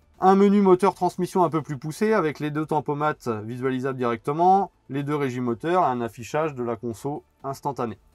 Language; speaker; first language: French; native; French